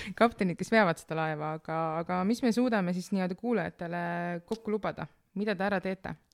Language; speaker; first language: Estonian; native; Estonian